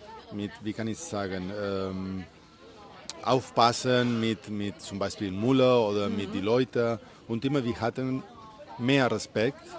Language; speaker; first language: German; non-native, learner; Spanish